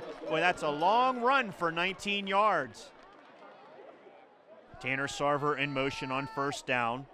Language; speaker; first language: English; native; English